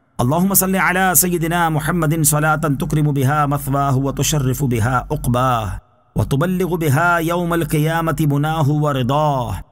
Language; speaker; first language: Arabic; non-native, fluent; Urdu